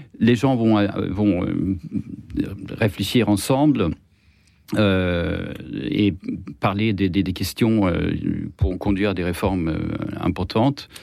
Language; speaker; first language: French; non-native, fluent; Swedish